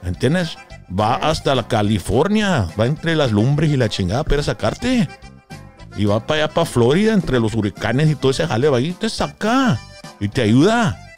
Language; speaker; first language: Spanish; early bilingual, other home language; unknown